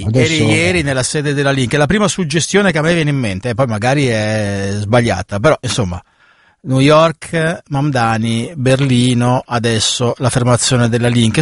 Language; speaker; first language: Italian; native; Italian